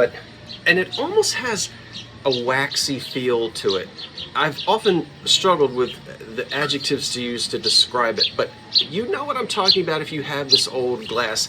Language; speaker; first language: English; native; English